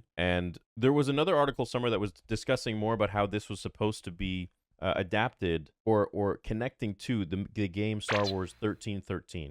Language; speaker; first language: English; native; English